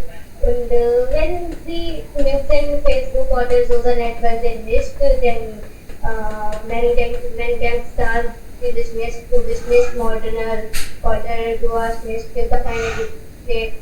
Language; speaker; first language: German; non-native, learner; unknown